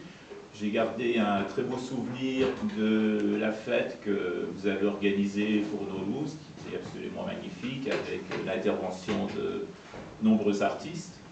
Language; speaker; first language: French; non-native, fluent; Persian